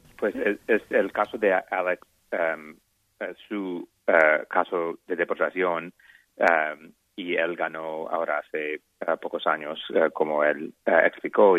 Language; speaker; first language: Spanish; non-native, learner; English